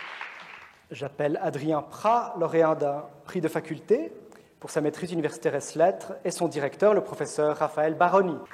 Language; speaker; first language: French; native; French